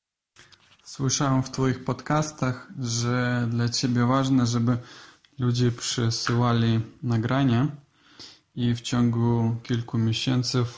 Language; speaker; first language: Polish; non-native, learner; Russian